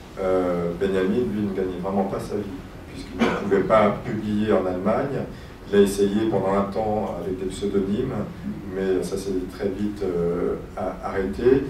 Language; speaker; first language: French; native; French